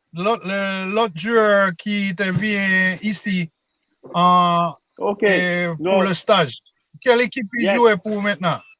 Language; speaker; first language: French; non-native, learner; English